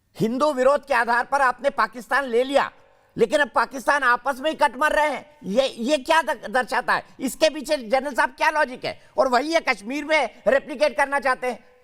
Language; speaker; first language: Hindi; native; Hindi